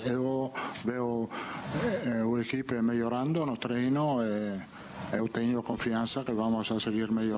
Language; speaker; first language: Portuguese; non-native, learner; Italian